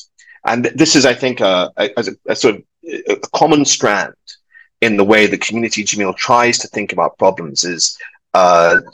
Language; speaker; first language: English; native; English